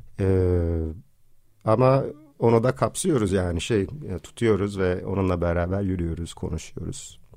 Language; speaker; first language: Turkish; non-native, fluent; English